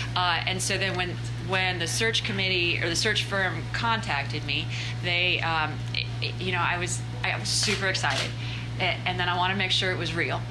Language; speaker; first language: English; native; English